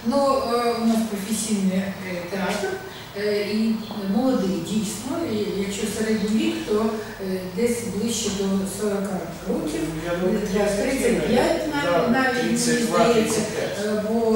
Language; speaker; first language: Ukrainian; non-native, local second language; Russian